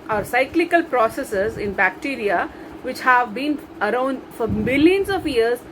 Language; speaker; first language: English; non-native, local second language; Tamil